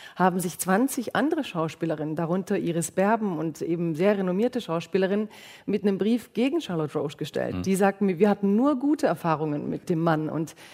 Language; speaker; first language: German; native; German